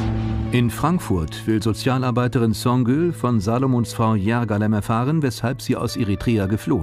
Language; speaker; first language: German; native; German